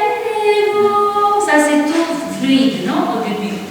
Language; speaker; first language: French; non-native, fluent; Italian